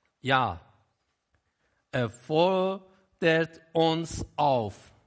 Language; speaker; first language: German; non-native, learner; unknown